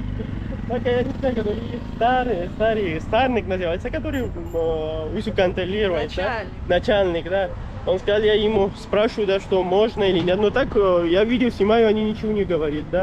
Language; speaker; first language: Russian; non-native, learner; Pashto